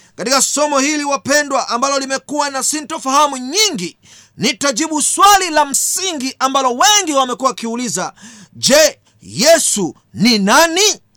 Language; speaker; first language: Swahili; native; Swahili